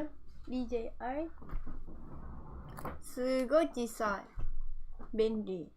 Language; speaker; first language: Japanese; non-native, learner; Vietnamese